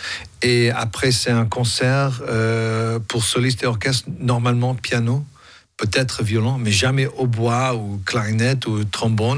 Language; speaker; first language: French; non-native, fluent; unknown